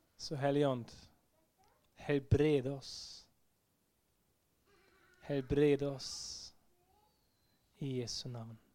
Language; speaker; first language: Norwegian; non-native, fluent; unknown